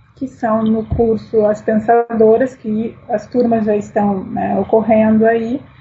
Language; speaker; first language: Portuguese; native; Portuguese